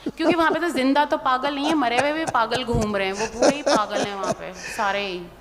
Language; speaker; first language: Hindi; native; Hindi